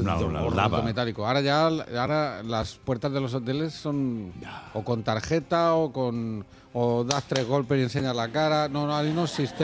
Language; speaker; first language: Spanish; native; Spanish